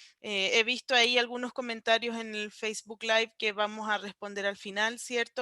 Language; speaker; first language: Spanish; native; Spanish